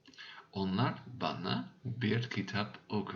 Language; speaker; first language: Turkish; non-native, learner; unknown